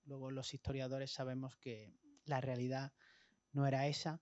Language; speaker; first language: Spanish; native; Spanish